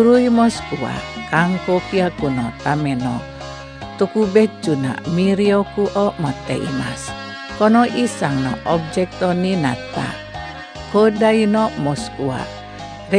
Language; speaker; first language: Japanese; non-native, fluent; Indonesian